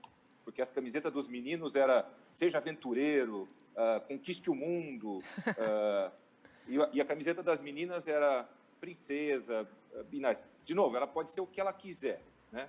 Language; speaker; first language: Portuguese; native; Portuguese